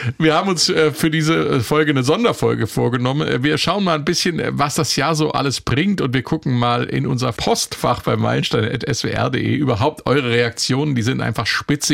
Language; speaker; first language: German; native; German